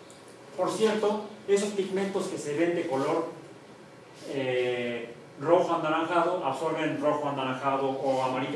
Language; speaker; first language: Spanish; native; Spanish